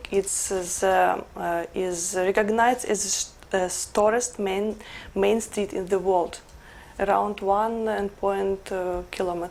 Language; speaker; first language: English; non-native, learner; Ukrainian